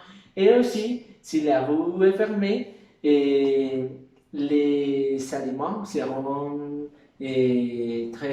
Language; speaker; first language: French; non-native, learner; Spanish